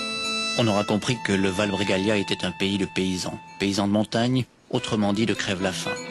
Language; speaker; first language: French; native; French